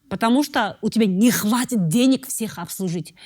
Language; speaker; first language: Russian; non-native, local second language; Kazakh